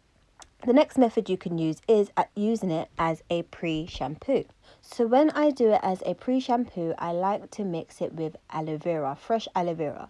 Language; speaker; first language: English; native; English